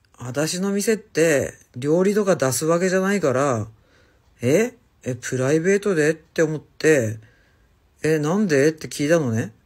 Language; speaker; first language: Japanese; native; Japanese